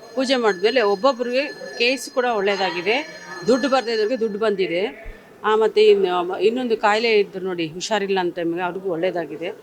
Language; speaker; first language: Kannada; native; Kannada